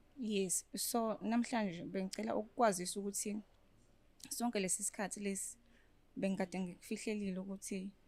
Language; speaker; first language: Zulu; native; Zulu